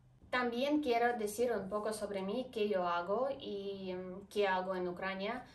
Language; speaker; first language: Spanish; non-native, fluent; Ukrainian